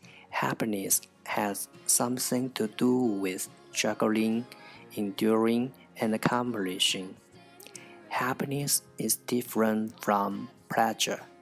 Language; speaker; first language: English; non-native, fluent; Chinese